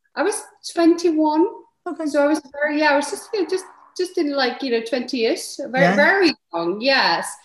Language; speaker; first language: English; non-native, fluent; Icelandic